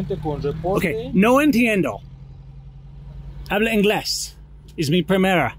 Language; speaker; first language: Spanish; non-native, learner; English